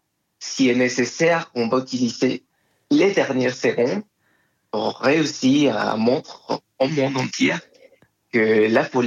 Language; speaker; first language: French; non-native, fluent; Spanish